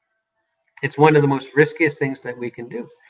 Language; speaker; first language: English; native; English